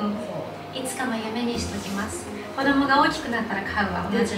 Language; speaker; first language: Japanese; native; Japanese